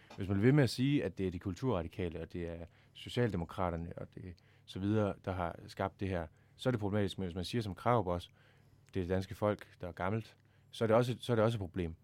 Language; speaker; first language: Danish; native; Danish